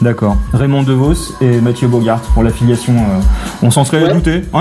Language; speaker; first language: French; native; French